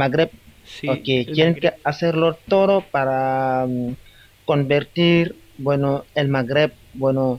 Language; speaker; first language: Spanish; non-native, fluent; Wolof